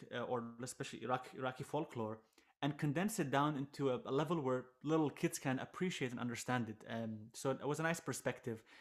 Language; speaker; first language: English; non-native, fluent; Arabic